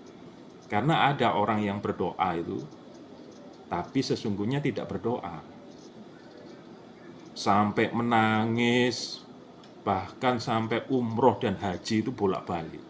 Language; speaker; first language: Indonesian; native; Indonesian